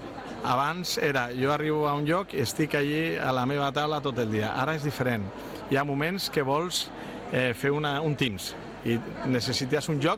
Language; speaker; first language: Catalan; non-native, local second language; Spanish